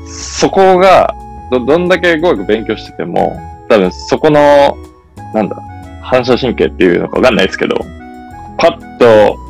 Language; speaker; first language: Japanese; native; Japanese